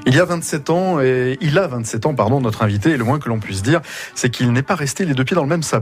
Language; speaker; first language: French; native; French